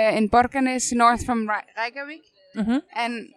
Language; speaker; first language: English; non-native, fluent; Danish